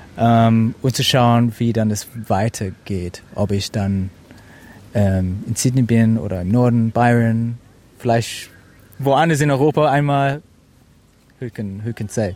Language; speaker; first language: German; non-native, fluent; English